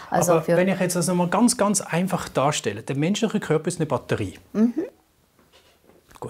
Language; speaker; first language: German; native; German